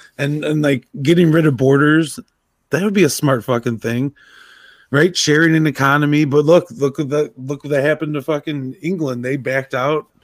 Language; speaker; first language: English; native; English